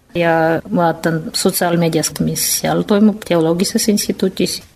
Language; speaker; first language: Estonian; non-native, fluent; Russian